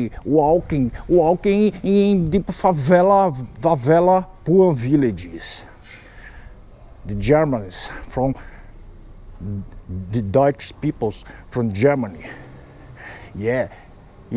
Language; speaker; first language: English; non-native, learner; Portuguese